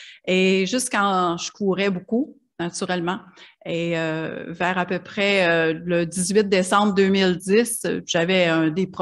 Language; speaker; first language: French; native; French